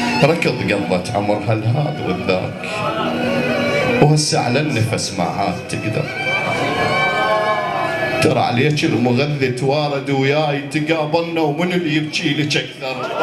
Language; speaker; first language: Arabic; native; Arabic